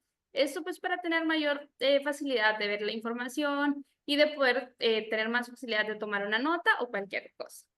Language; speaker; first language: Spanish; native; Spanish